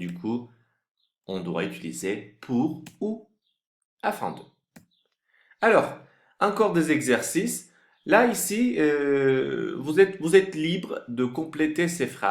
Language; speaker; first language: French; non-native, fluent; Turkish